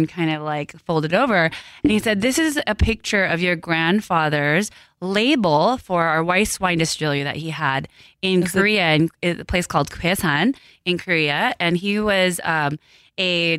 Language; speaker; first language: English; early bilingual, other home language; Korean